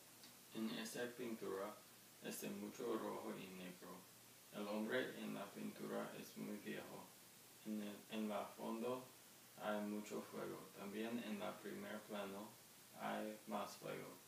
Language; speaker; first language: Spanish; non-native, learner; English